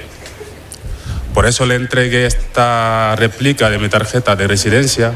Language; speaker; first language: Spanish; non-native, fluent; Wolof